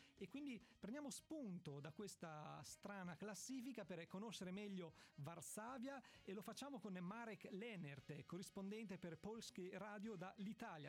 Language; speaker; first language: Italian; native; Italian